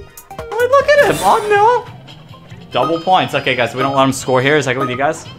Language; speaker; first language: English; native; English